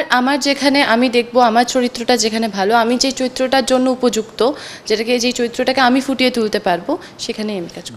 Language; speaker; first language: Bangla; native; Bangla